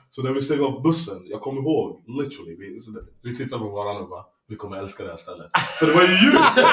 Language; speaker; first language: Swedish; early bilingual, other home language; English